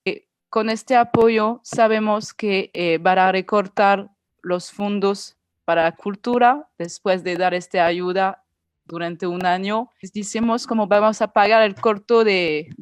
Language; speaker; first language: Spanish; non-native, fluent; French